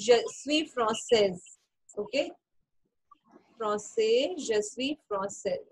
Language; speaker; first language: French; non-native, fluent; Hindi